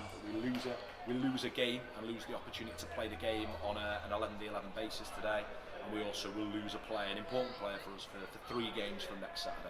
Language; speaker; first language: English; native; English